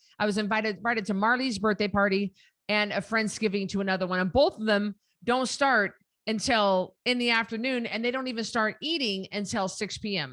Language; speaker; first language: English; native; English